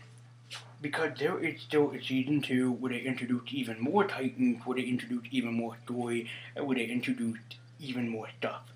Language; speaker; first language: English; native; English